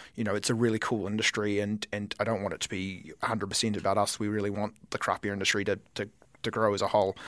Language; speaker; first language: English; native; English